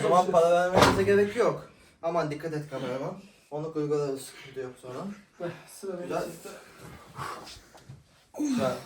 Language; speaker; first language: Turkish; native; Turkish